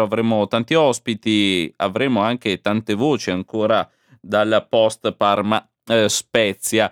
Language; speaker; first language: Italian; native; Italian